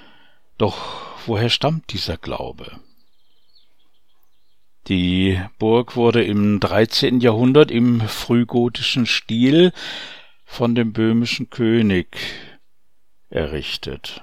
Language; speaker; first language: German; native; German